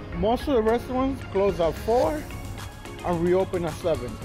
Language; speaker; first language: English; native; English